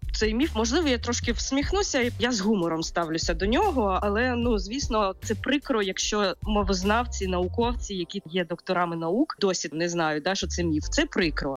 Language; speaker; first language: Ukrainian; native; Ukrainian